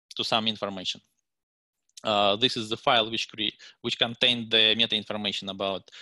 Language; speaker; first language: English; non-native, fluent; Russian